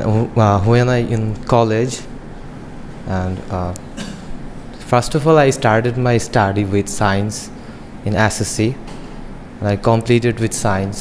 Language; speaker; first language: English; non-native, learner; Bangla